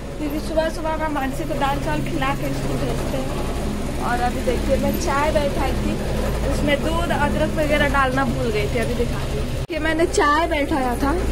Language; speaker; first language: Hindi; native; Hindi